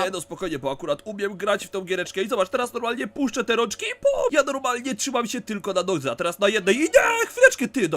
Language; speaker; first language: Polish; native; Polish